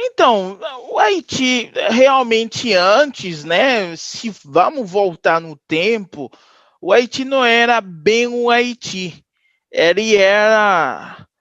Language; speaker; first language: Portuguese; non-native, fluent; Haitian Creole